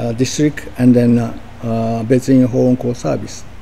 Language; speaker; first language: English; non-native, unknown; Japanese